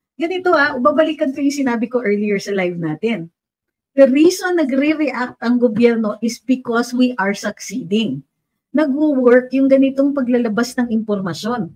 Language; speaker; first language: Filipino; native; Filipino